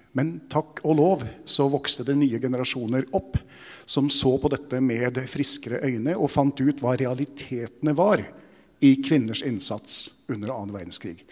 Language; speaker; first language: Norwegian; native; Norwegian